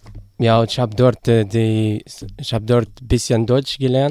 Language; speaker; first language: German; non-native, learner; Arabic